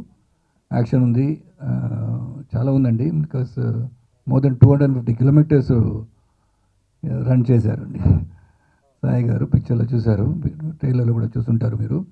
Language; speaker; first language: Telugu; non-native, fluent; Tamil